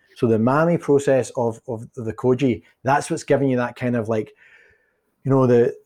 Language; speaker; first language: English; native; English